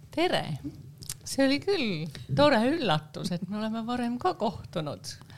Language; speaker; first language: Estonian; native; Estonian